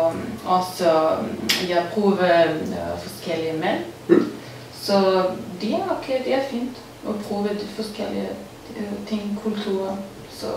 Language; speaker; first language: Danish; non-native, learner; Serbian